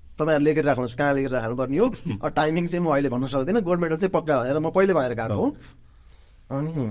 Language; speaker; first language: Nepali; native; Nepali